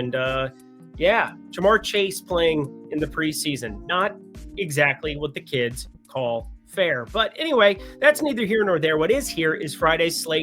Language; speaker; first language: English; native; English